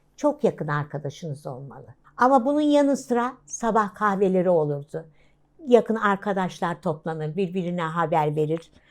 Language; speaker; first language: Turkish; native; Turkish